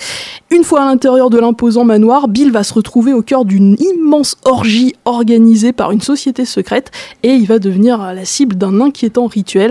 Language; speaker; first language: French; native; French